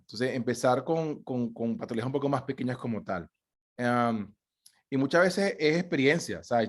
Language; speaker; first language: Spanish; native; Spanish